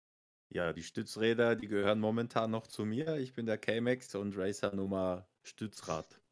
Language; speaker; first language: German; native; German